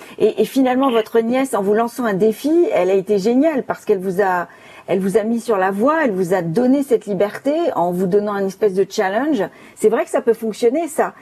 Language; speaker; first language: French; native; French